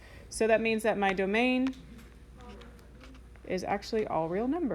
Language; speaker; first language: English; native; English